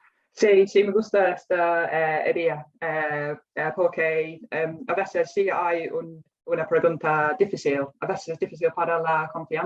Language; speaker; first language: Spanish; non-native, fluent; English